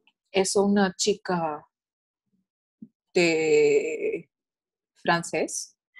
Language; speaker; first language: Spanish; non-native, learner; English